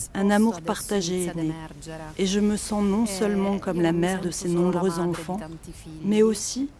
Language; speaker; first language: French; non-native, fluent; Italian